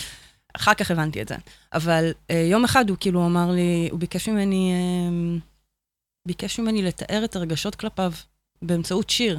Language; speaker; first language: Hebrew; native; Hebrew